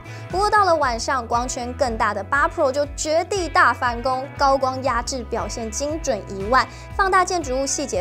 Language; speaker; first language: Chinese; native; Chinese